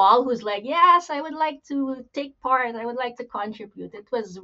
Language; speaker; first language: English; non-native, local second language; Pampanga